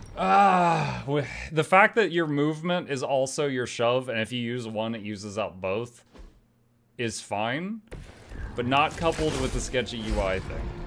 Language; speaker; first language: English; native; English